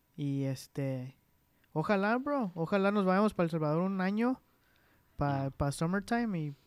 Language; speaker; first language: Spanish; early bilingual, heritage; Spanish